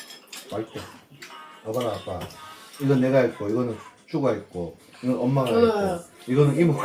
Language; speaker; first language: Korean; native; Korean